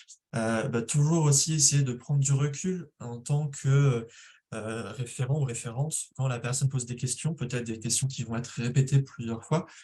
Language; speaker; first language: French; native; French